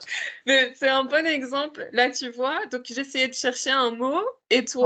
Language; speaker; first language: French; native; French